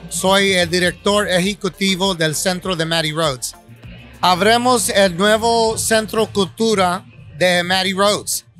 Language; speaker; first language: Spanish; early bilingual, heritage; Spanish